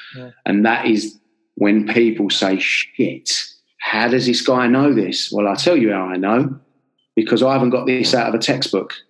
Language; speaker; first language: English; native; English